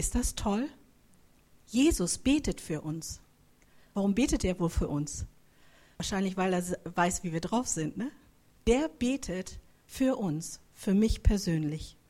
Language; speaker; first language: German; native; German